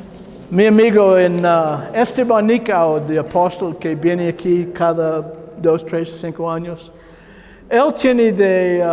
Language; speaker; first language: Spanish; non-native, learner; English